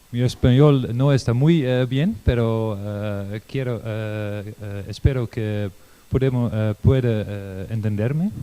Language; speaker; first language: Spanish; non-native, learner; Dutch